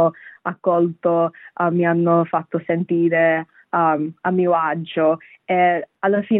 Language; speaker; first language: Italian; non-native, fluent; Bangla